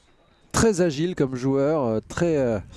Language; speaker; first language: French; native; French